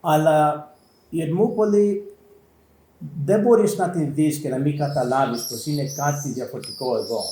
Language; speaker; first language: Greek; non-native, learner; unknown